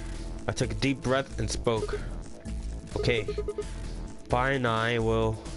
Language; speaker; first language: English; native; English